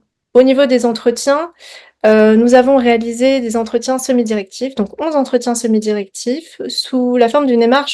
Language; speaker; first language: French; native; French